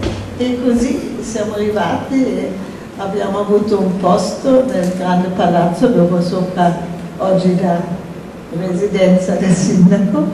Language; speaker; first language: Italian; non-native, fluent; German